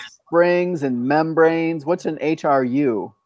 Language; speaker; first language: English; native; English